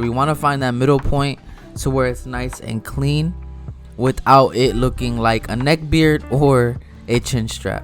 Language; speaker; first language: English; native; English